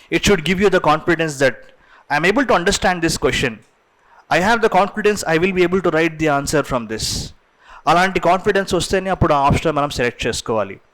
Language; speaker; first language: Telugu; non-native, local second language; Urdu